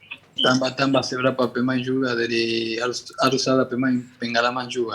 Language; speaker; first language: Indonesian; non-native, fluent; Spanish